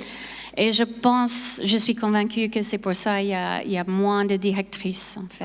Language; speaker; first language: French; non-native, fluent; English